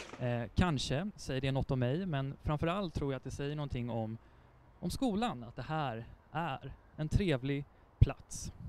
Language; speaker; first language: Swedish; native; Swedish